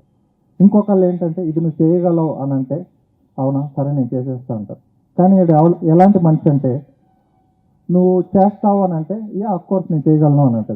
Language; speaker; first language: Telugu; native; Telugu